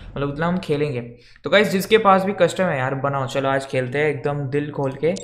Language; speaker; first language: Hindi; non-native, local second language; Bangla